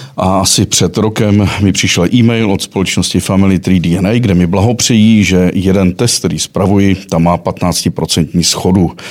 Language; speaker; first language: Czech; native; Czech